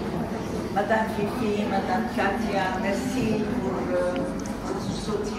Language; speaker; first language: French; non-native, local second language; Arabic